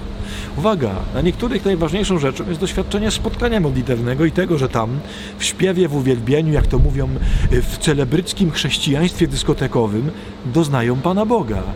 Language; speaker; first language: Polish; native; Polish